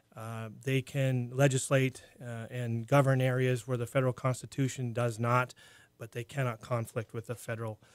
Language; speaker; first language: English; native; English